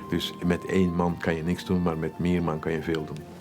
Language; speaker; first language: Dutch; non-native, fluent; Turkish